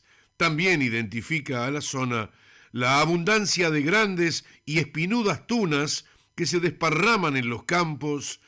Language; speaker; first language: Spanish; native; Spanish